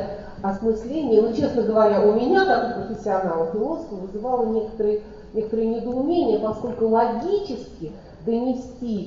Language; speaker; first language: Russian; non-native, local second language; Ukrainian